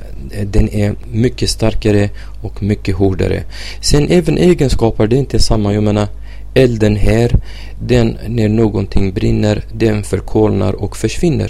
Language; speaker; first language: Swedish; non-native, fluent; Arabic